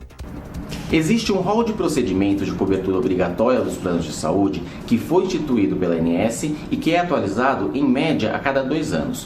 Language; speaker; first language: Portuguese; native; Portuguese